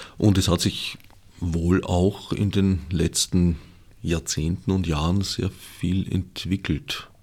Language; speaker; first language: German; native; German